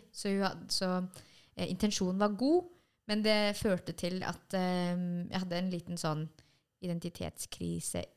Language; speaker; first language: Norwegian; early bilingual, other home language; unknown